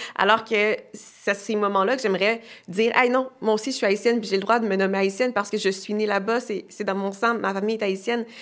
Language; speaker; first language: French; native; French